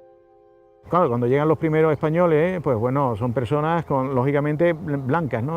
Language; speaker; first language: Spanish; native; Spanish